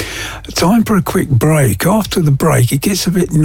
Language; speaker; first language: English; native; English